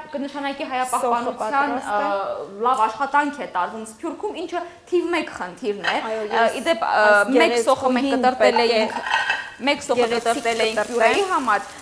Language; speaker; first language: Armenian; native; Armenian